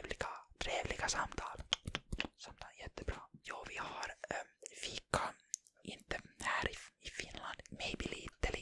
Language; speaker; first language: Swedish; non-native, learner; Finnish